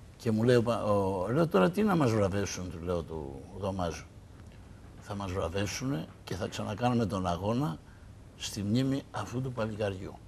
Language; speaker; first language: Greek; native; Greek